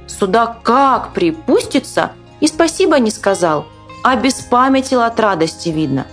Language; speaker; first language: Russian; native; Russian